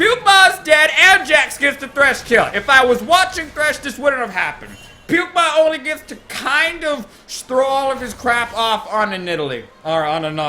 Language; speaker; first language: English; native; English